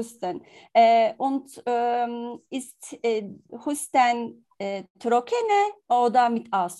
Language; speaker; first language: German; non-native, learner; Turkish